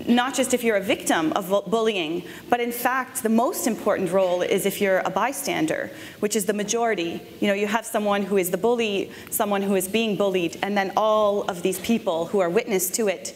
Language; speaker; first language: English; native; English